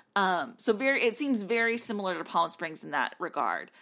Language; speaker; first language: English; native; English